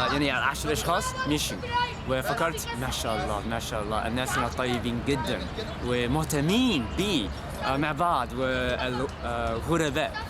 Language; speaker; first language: Arabic; non-native, fluent; English